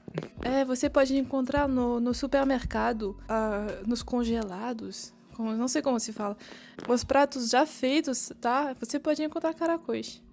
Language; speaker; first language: Portuguese; non-native, fluent; French